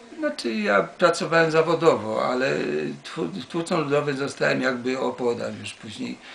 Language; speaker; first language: Polish; native; Polish